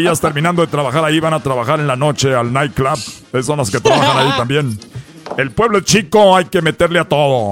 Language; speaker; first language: Spanish; native; Spanish